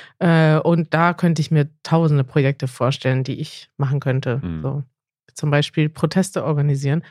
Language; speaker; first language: German; native; German